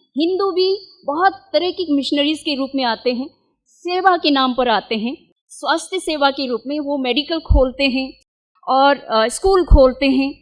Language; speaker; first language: Hindi; non-native, local second language; Nyishi